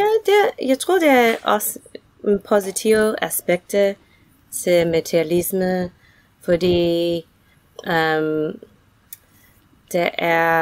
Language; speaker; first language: Danish; non-native, fluent; English